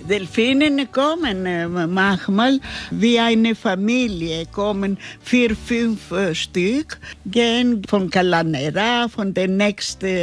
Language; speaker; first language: German; non-native, learner; Greek